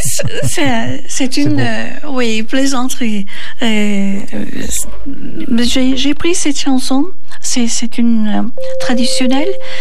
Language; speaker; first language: French; non-native, learner; Turkish